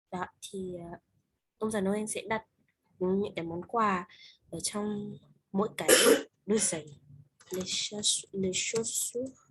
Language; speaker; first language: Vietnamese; native; Vietnamese